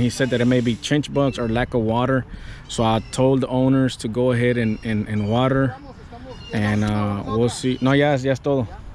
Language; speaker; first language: English; early bilingual, other home language; Spanish